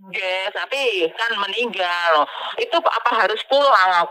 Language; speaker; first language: Indonesian; non-native, local second language; Javanese